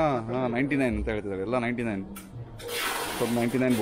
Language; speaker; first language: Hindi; non-native, local second language; Kannada